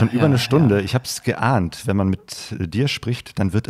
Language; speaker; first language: German; native; German